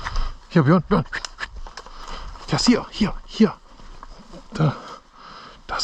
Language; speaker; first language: German; native; German